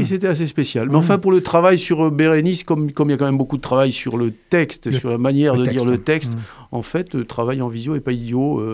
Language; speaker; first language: French; native; French